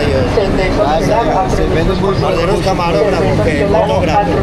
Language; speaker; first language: Spanish; native; Spanish